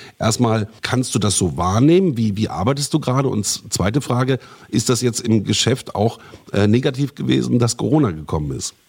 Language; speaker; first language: German; native; German